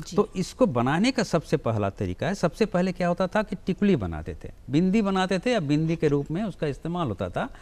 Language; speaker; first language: Hindi; native; Hindi